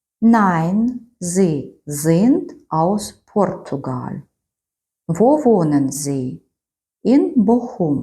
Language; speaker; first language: German; non-native, fluent; Ukrainian